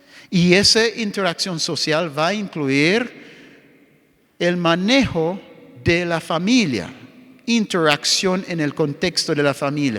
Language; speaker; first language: Spanish; non-native, fluent; English